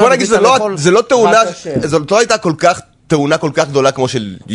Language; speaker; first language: Hebrew; native; Hebrew